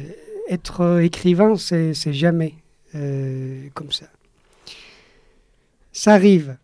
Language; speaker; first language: French; non-native, fluent; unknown